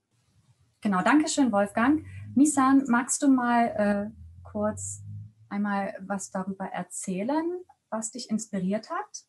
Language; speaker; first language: German; native; German